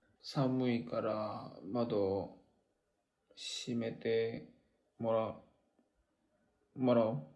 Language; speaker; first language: Japanese; non-native, learner; Korean